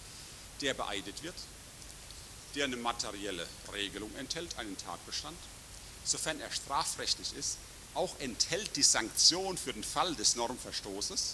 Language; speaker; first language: German; native; German